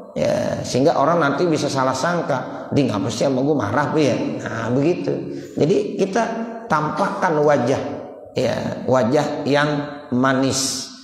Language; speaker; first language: Indonesian; native; Indonesian